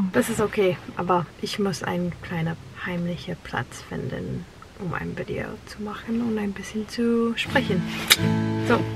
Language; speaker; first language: German; non-native, learner; English